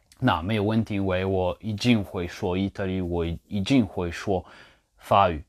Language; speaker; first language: Chinese; non-native, learner; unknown